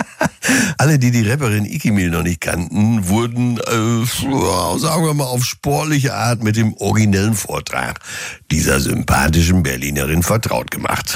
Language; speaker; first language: German; native; German